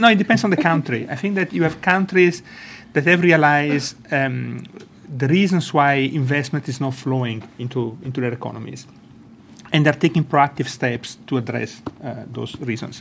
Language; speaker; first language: English; non-native, fluent; Italian